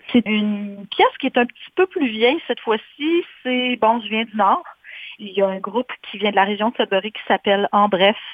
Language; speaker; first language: French; native; French